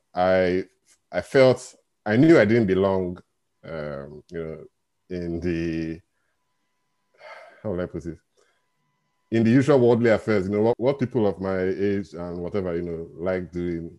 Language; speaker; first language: English; non-native, local second language; Igbo